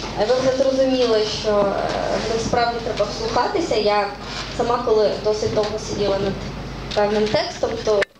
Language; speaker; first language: Ukrainian; native; Ukrainian